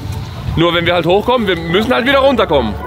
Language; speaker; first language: German; native; German